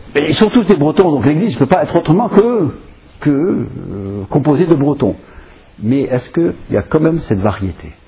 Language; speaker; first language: French; non-native, fluent; English